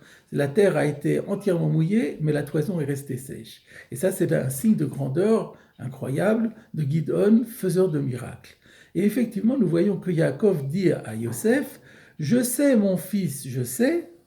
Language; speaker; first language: French; native; French